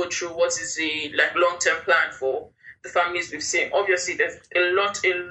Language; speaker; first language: English; non-native, local second language; Yoruba